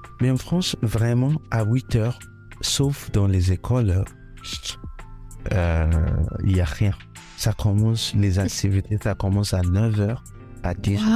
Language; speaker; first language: French; non-native, fluent; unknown